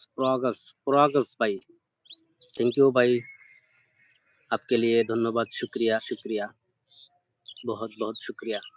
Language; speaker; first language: Hindi; non-native, learner; Bangla